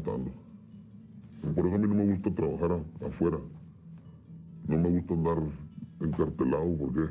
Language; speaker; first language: Spanish; native; Spanish